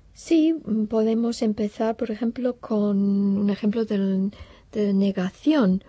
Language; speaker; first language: Spanish; non-native, fluent; English